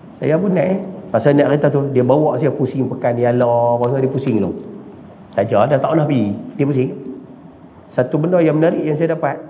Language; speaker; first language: Malay; native; Malay